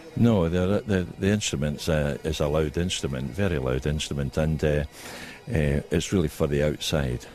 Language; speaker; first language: English; native; English